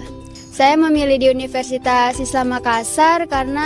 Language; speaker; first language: Indonesian; native; Indonesian